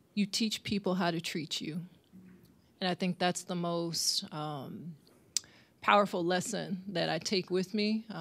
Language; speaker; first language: English; native; English